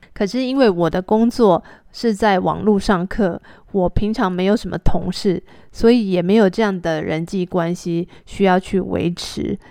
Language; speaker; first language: Chinese; native; Chinese